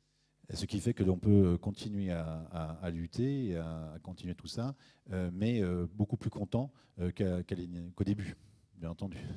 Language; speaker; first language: French; native; French